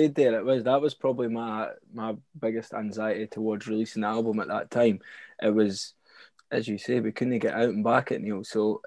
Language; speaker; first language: English; native; English